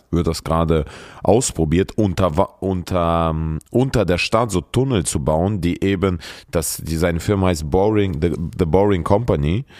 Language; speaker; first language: German; early bilingual, other home language; Russian